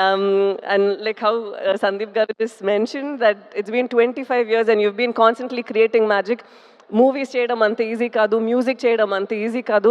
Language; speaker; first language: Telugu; non-native, fluent; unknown